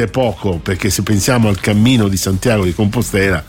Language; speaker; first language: Italian; native; Italian